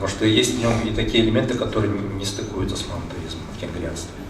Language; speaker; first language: Russian; native; Russian